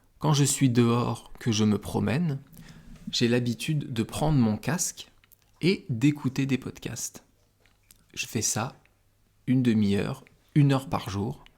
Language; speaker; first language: French; native; French